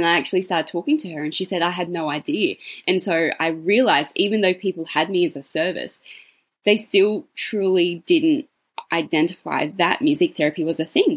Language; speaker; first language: English; native; English